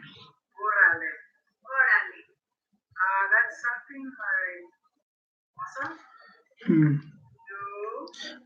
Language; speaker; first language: English; non-native, learner; Spanish